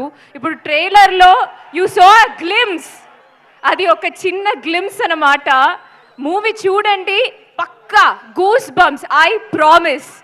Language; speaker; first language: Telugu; non-native, local second language; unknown